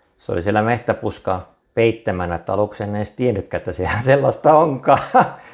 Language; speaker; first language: Finnish; native; Finnish